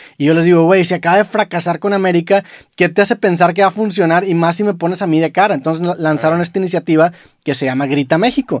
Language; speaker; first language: Spanish; native; Spanish